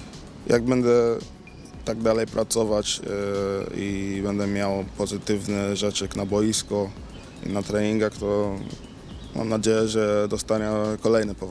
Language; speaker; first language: Polish; early bilingual, other home language; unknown